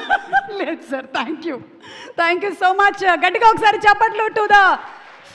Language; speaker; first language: Telugu; native; Telugu